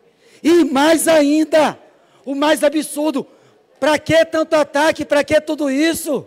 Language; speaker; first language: Portuguese; native; Portuguese